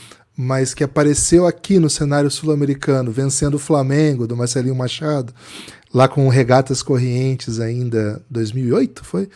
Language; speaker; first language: Portuguese; native; Portuguese